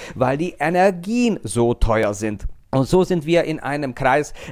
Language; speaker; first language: German; non-native, fluent; Czech